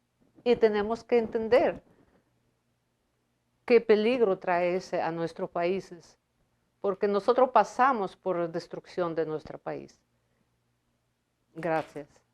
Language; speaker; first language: Spanish; non-native, fluent; Russian